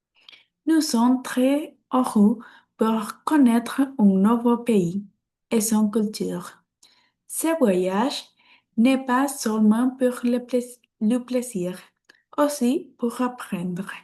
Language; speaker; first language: French; non-native, learner; Spanish